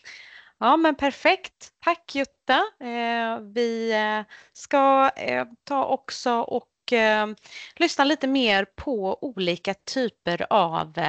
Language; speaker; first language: Swedish; native; Swedish